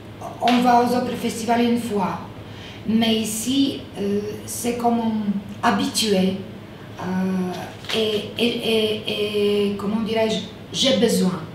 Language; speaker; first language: French; non-native, fluent; Bulgarian